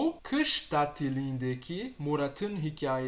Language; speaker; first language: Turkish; non-native, fluent; Portuguese